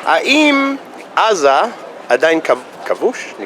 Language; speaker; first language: Hebrew; non-native, fluent; English